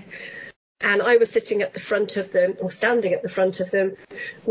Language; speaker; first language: English; native; English